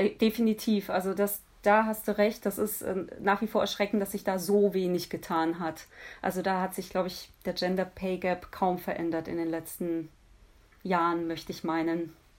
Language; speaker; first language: German; early bilingual, other home language; Polish